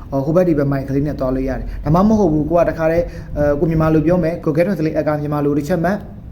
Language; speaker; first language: Burmese; native; Burmese